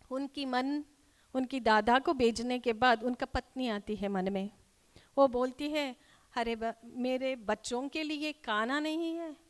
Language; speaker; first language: Hindi; non-native, local second language; Kannada